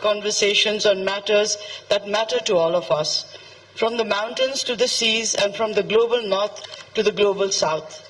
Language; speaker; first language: English; non-native, fluent; Nepali